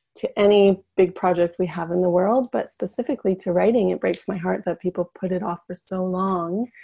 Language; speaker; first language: English; native; English